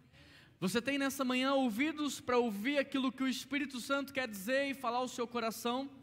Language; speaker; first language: Portuguese; native; Portuguese